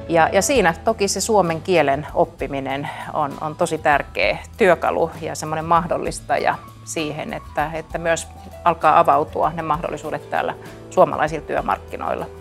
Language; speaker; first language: Finnish; native; Finnish